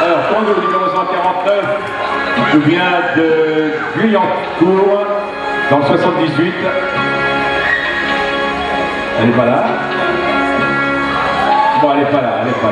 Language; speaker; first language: French; native; French